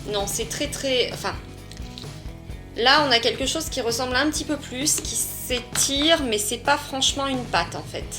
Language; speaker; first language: French; native; French